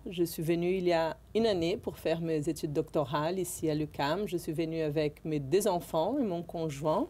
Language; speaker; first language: French; non-native, fluent; Portuguese